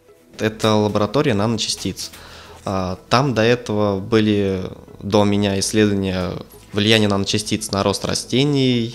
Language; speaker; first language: Russian; native; Russian